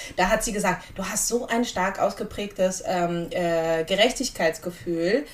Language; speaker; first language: German; early bilingual, other home language; Russian